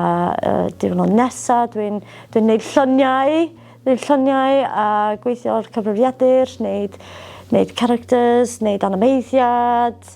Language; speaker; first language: Welsh; non-native, local second language; English